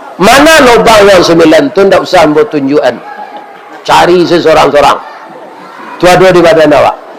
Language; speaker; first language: Malay; non-native, local second language; Minangkabau